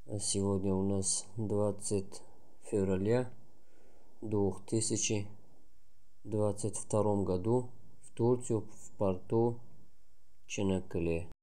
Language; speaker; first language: Russian; non-native, learner; Tajik